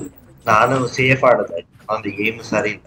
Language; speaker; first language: English; non-native, local second language; Kannada